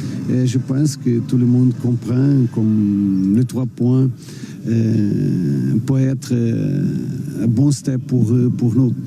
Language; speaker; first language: French; non-native, learner; Portuguese